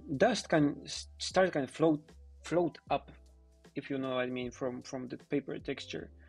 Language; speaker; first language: English; non-native, fluent; Polish